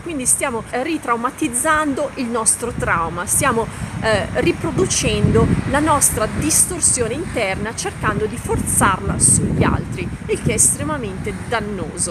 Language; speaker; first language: Italian; native; Italian